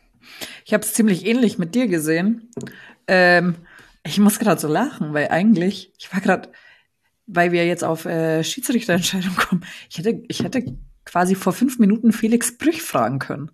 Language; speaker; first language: German; native; German